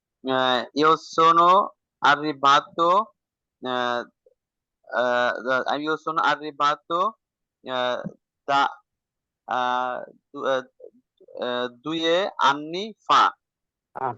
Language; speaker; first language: Italian; non-native, learner; Bangla